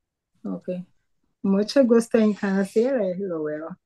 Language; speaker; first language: Spanish; non-native, learner; English